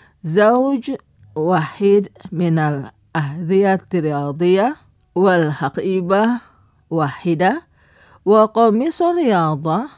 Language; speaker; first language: Arabic; non-native, fluent; Indonesian